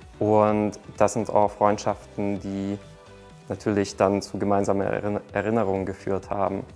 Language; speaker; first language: German; early bilingual, other home language; Hungarian